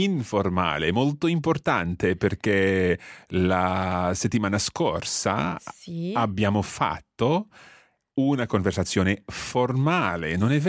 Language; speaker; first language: Italian; non-native, fluent; English